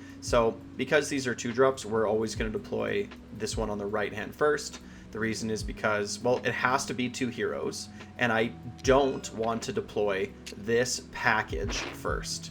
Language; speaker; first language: English; native; English